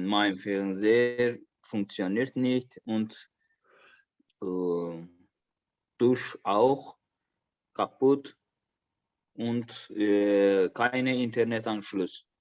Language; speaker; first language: German; non-native, learner; Azerbaijani